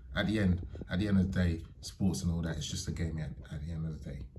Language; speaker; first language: English; native; English